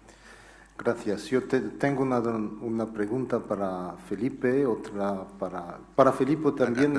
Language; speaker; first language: Spanish; non-native, fluent; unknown